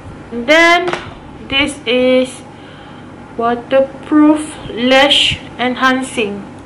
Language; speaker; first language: English; non-native, local second language; Malay